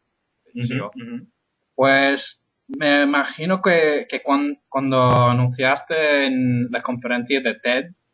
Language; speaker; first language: Spanish; non-native, fluent; English